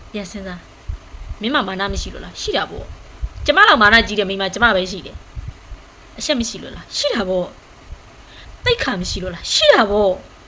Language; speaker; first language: Burmese; native; Burmese